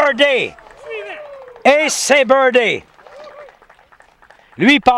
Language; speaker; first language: French; native; French